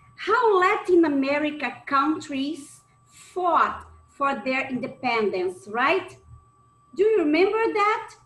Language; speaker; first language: English; non-native, fluent; Portuguese